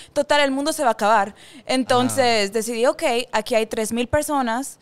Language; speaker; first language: Spanish; early bilingual, heritage; Spanish